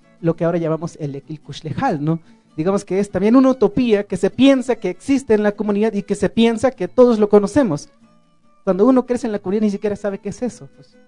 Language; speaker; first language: Spanish; non-native, local second language; Tzotzil